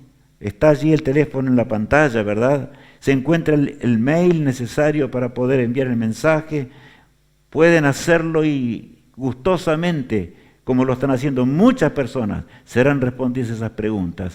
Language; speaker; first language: Spanish; native; Spanish